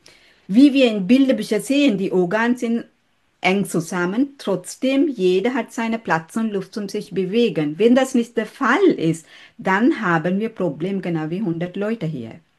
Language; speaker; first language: German; non-native, fluent; Sinhala